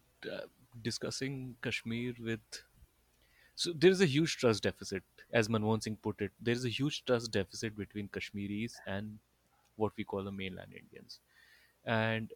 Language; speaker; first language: English; non-native, local second language; Bangla